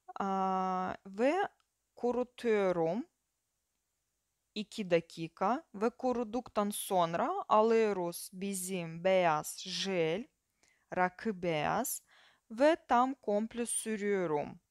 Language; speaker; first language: Turkish; non-native, fluent; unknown